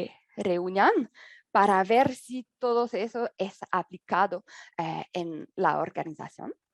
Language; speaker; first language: Spanish; non-native, learner; French